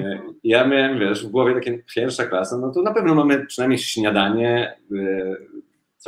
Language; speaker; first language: Polish; native; Polish